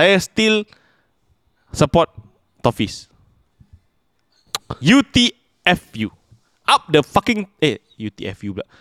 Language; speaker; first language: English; non-native, local second language; Malay